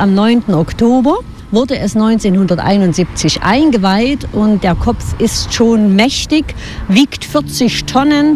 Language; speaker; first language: German; native; German